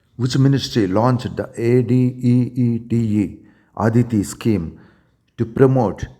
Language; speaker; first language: English; non-native, local second language; Telugu